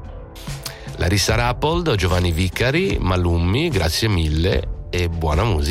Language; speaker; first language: Italian; native; Italian